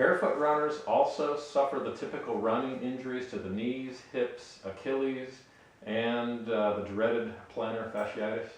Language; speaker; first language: English; native; English